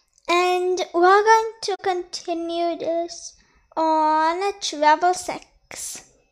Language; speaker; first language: English; native; English